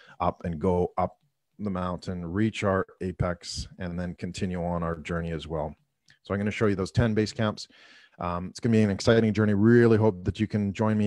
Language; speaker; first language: English; native; English